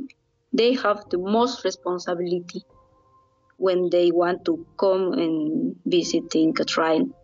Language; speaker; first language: English; non-native, learner; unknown